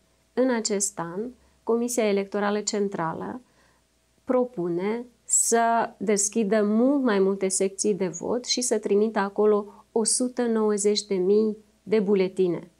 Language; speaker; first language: Romanian; native; Romanian